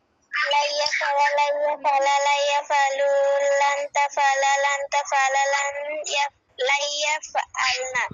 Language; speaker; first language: Arabic; non-native, learner; Bangla